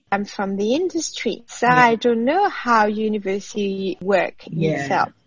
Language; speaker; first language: English; non-native, fluent; French